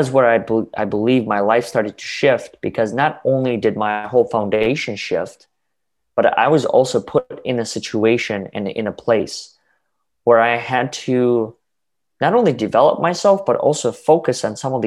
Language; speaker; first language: English; early bilingual, other home language; Russian